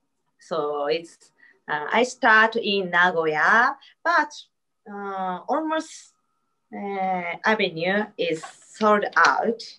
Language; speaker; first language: English; non-native, learner; Japanese